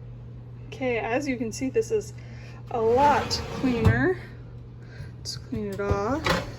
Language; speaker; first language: English; native; English